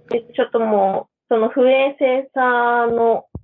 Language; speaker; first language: Japanese; native; Japanese